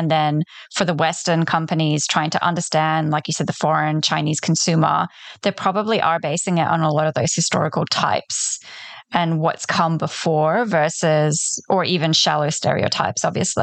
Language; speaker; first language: English; non-native, fluent; Polish